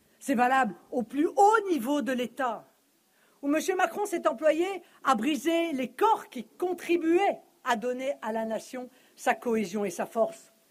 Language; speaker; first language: French; native; French